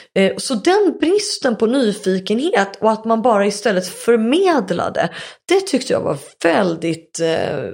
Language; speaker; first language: Swedish; native; Swedish